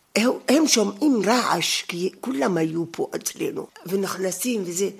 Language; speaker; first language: Hebrew; non-native, fluent; Arabic